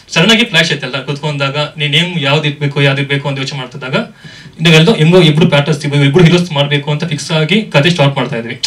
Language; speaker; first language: Kannada; non-native, local second language; Telugu